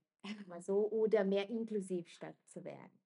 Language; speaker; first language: German; non-native, fluent; Italian